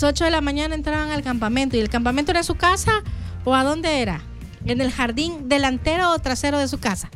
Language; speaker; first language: Spanish; native; Spanish